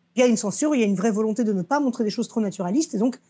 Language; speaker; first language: French; early bilingual, other home language; Russian